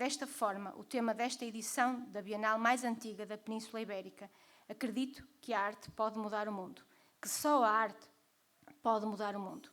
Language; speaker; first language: Portuguese; native; Portuguese